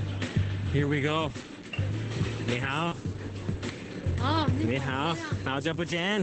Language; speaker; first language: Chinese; non-native, fluent; English